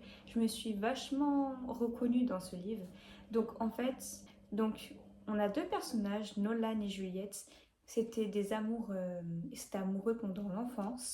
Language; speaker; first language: French; native; French